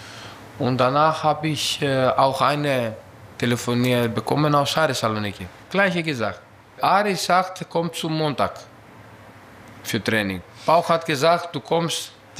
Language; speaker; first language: German; non-native, learner; Greek